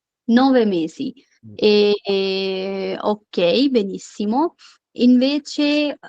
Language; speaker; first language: Italian; non-native, fluent; Urdu